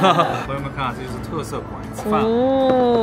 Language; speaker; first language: Chinese; native; Chinese